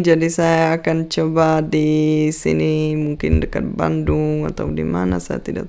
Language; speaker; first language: Indonesian; non-native, fluent; Czech